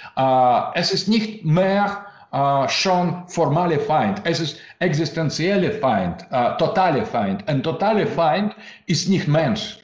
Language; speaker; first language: German; non-native, learner; Russian